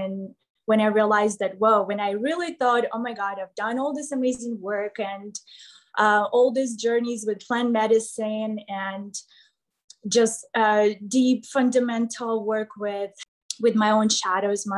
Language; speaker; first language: English; non-native, fluent; Ukrainian